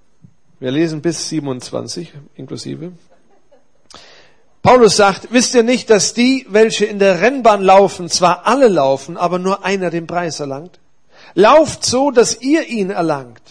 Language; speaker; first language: German; native; German